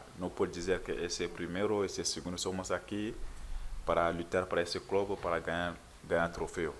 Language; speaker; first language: Portuguese; non-native, learner; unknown